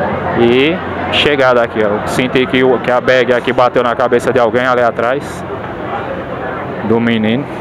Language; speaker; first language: Portuguese; native; Portuguese